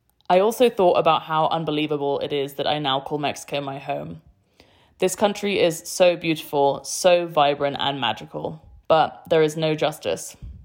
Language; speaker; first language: English; native; English